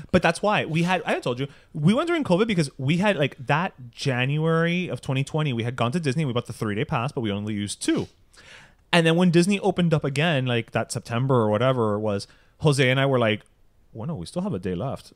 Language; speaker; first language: English; early bilingual, other home language; Spanish